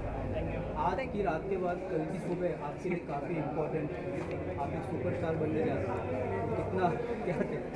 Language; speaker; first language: Hindi; native; Hindi